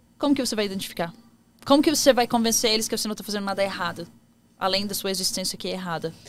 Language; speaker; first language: Portuguese; non-native, fluent; Arabic